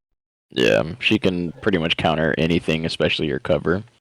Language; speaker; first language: English; native; English